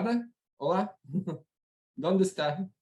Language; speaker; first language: Spanish; non-native, learner; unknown